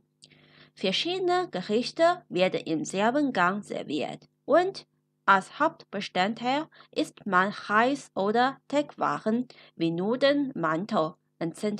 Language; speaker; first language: German; non-native, fluent; Chinese